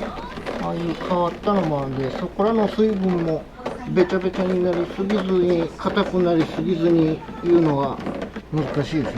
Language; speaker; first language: Japanese; native; Japanese